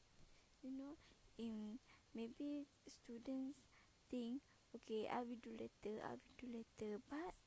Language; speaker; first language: English; non-native, learner; Malay